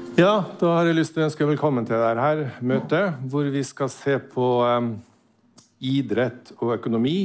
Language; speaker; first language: Norwegian; native; Norwegian